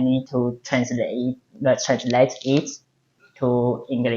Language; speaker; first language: English; non-native, learner; Chinese